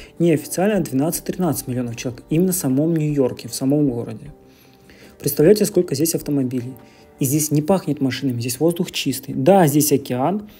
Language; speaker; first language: Russian; native; Russian